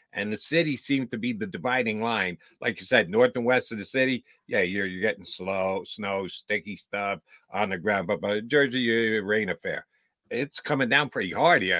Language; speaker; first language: English; native; English